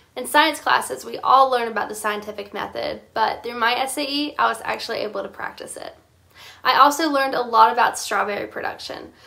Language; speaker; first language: English; native; English